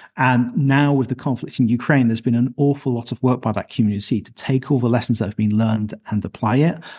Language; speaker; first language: English; native; English